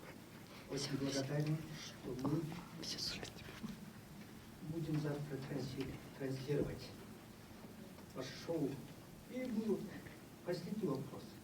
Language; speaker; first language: Russian; non-native, learner; Mongolian